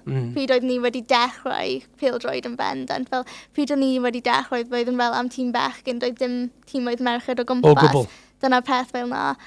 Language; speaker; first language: Welsh; non-native, local second language; English